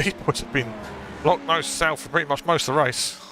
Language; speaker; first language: English; native; English